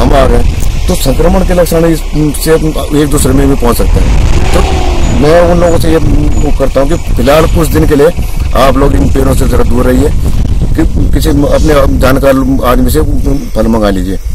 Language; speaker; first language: Hindi; native; Hindi